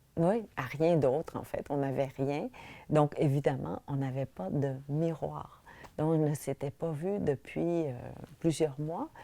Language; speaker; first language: French; early bilingual, other home language; Vietnamese